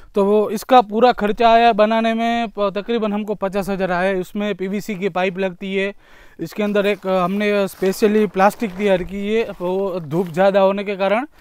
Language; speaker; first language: Hindi; non-native, local second language; Gujarati